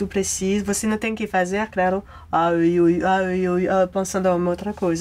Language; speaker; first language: Portuguese; non-native, fluent; French